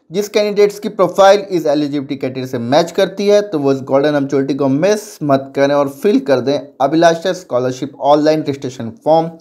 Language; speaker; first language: Hindi; native; Hindi